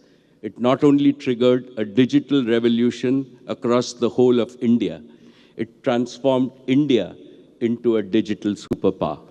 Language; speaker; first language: English; non-native, local second language; Gujarati